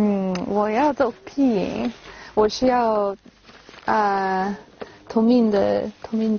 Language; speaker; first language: Chinese; non-native, learner; French